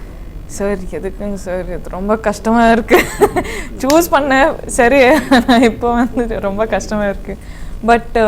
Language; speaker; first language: Tamil; non-native, learner; Kodava